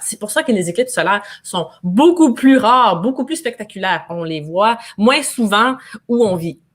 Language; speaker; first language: French; native; French